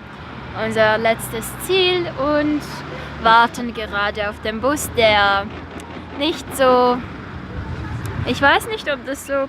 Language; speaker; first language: German; non-native, fluent; Romanian